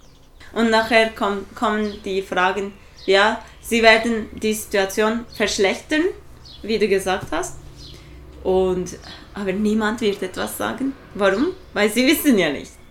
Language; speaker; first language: German; non-native, fluent; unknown